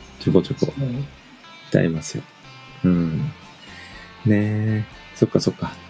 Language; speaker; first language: Japanese; native; Japanese